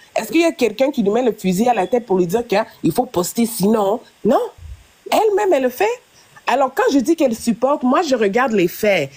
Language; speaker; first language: French; non-native, local second language; Lingala